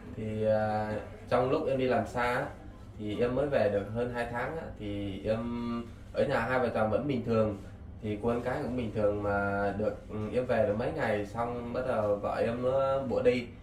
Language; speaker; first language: Vietnamese; native; Vietnamese